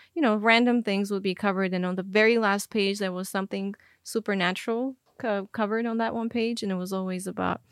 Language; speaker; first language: English; non-native, fluent; Armenian